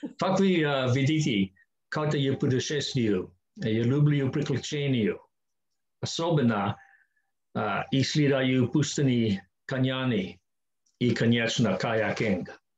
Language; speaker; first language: Russian; non-native, learner; English